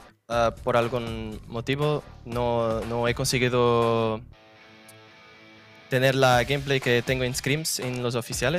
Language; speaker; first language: Spanish; non-native, learner; Portuguese